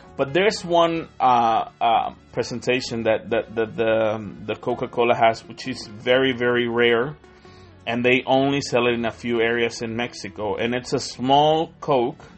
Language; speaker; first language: English; non-native, fluent; Spanish